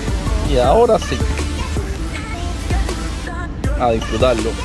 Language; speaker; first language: Spanish; native; Spanish